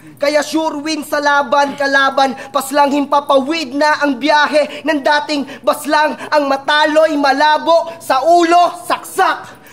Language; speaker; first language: Filipino; native; Filipino